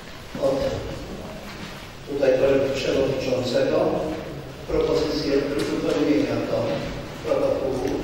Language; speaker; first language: Polish; native; Polish